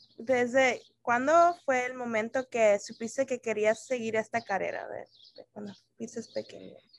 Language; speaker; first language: Spanish; early bilingual, heritage; Spanish